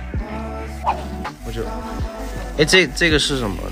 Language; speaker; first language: Chinese; non-native, fluent; Thai